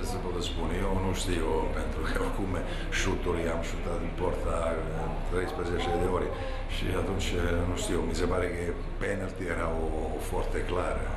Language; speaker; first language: Romanian; non-native, fluent; Italian